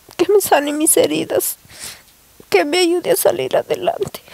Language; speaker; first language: Spanish; native; Spanish